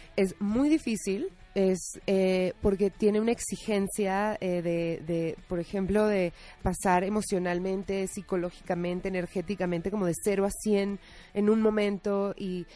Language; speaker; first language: Spanish; native; Spanish